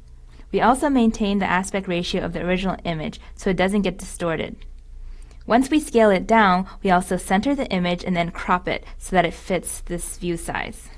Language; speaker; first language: English; native; English